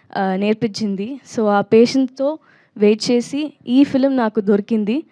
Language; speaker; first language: Telugu; non-native, learner; Tamil